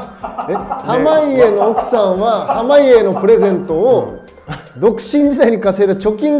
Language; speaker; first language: Japanese; native; Japanese